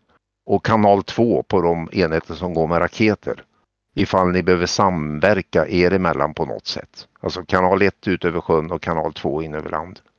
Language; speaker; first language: Swedish; native; Swedish